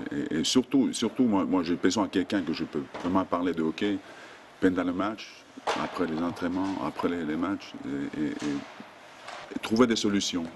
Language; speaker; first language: French; non-native, fluent; Finnish